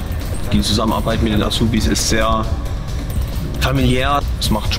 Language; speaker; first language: German; native; German